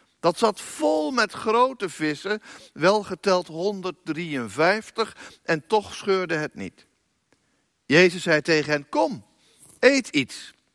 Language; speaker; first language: Dutch; native; Dutch